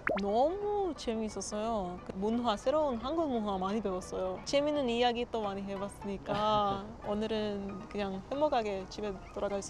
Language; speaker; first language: Korean; non-native, learner; Papiamento